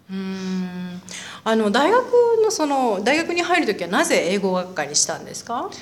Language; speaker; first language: Japanese; native; Japanese